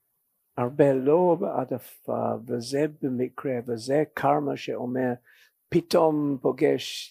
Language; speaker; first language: Hebrew; non-native, fluent; English